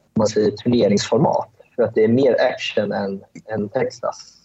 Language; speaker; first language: Swedish; early bilingual, other home language; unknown